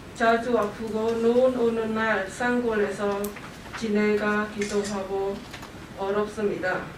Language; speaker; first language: Korean; non-native, learner; Khmer